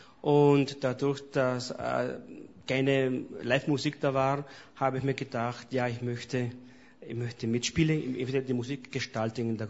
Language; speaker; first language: German; non-native, fluent; Spanish